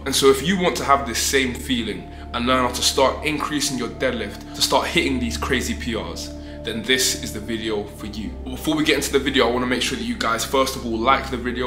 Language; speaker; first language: English; native; English